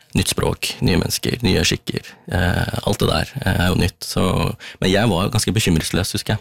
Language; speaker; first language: Norwegian; early bilingual, other home language; Tamil